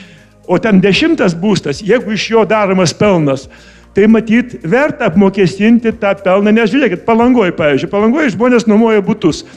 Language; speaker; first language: Lithuanian; native; Lithuanian